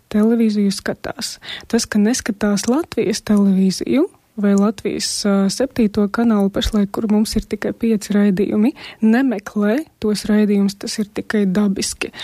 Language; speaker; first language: Latvian; non-native, local second language; Russian